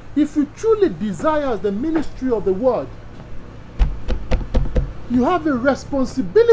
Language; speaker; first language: English; non-native, local second language; Yoruba